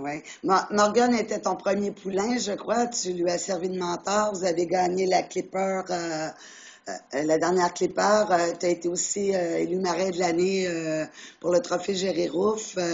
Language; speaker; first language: French; native; French